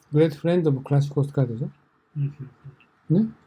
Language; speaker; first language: Japanese; native; Japanese